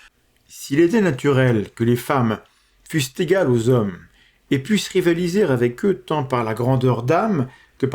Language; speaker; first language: French; native; French